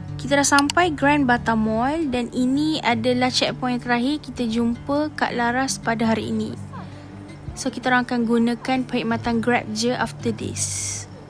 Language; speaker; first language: Malay; native; Malay